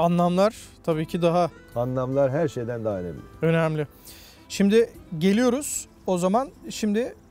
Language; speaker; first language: Turkish; native; Turkish